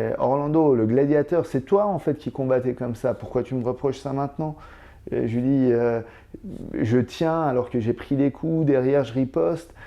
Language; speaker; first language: French; native; French